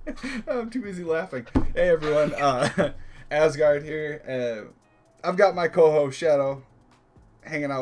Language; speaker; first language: English; native; English